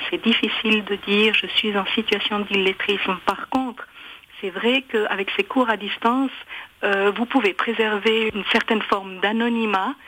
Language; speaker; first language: French; native; French